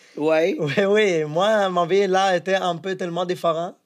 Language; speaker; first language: French; non-native, fluent; Spanish